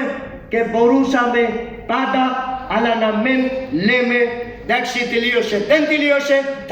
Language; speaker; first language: Greek; non-native, fluent; Urdu